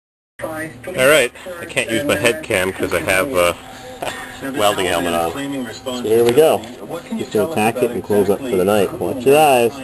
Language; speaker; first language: English; native; English